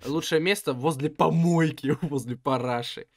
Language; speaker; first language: Russian; native; Russian